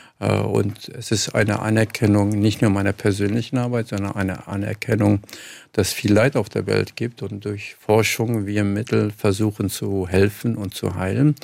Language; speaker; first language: German; early bilingual, other home language; Kurdish